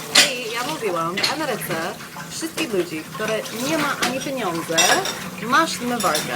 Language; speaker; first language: Polish; non-native, learner; English